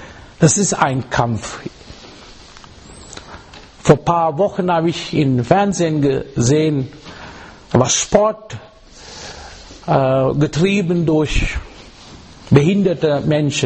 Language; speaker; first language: German; non-native, learner; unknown